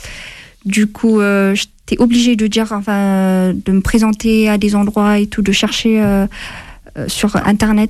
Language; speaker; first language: French; non-native, fluent; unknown